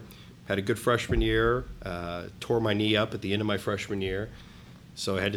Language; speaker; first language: English; native; English